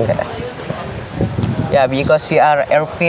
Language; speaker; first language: English; non-native, learner; Indonesian